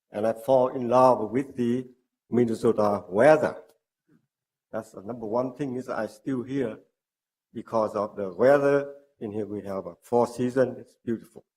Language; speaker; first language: English; non-native, learner; Vietnamese